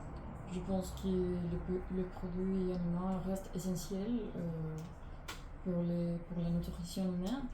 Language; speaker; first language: French; non-native, learner; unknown